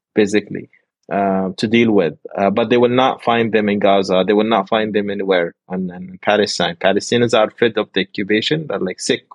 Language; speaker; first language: English; non-native, fluent; Arabic